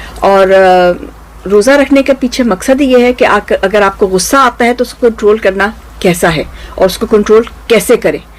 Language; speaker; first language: Urdu; native; Urdu